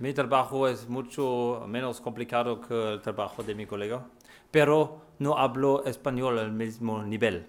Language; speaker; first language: Spanish; non-native, fluent; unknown